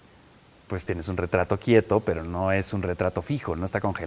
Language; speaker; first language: Spanish; native; Spanish